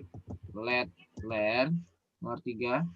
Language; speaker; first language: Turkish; non-native, learner; Indonesian